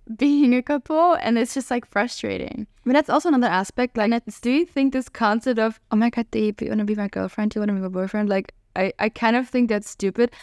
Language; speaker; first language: English; non-native, fluent; Hungarian